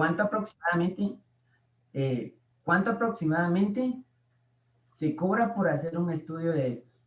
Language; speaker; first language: Spanish; native; Spanish